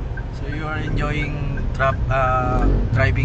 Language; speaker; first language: English; non-native, local second language; Filipino